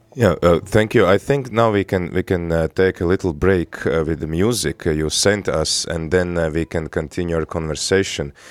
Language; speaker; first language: English; non-native, fluent; Latvian